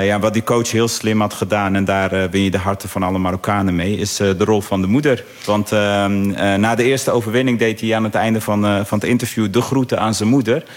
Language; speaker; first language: Dutch; early bilingual, other home language; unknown